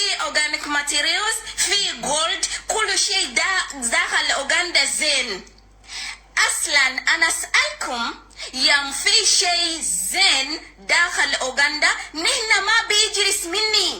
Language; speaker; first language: Arabic; non-native, learner; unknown